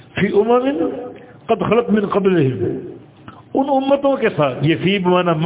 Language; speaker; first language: Urdu; native; Urdu